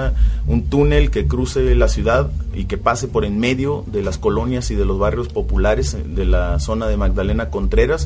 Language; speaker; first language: Spanish; native; Spanish